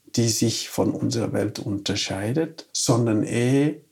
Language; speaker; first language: German; non-native, fluent; Wolof